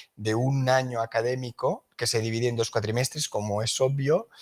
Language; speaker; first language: Spanish; non-native, local second language; Catalan